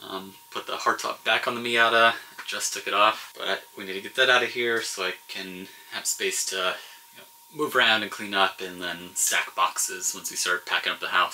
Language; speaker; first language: English; native; English